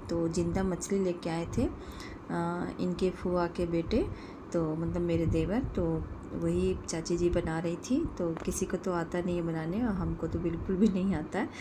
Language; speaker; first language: Hindi; native; Hindi